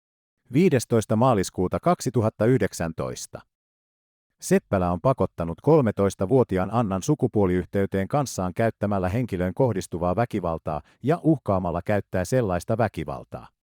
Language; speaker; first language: Finnish; native; Finnish